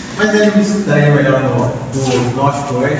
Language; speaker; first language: Portuguese; native; Portuguese